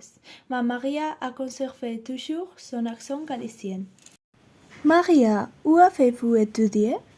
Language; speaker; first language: French; non-native, learner; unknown